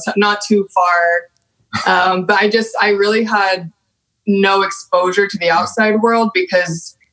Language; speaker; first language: English; native; English